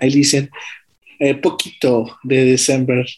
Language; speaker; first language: English; non-native, learner; Spanish